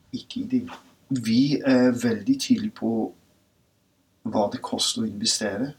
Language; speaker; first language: Norwegian; non-native, fluent; English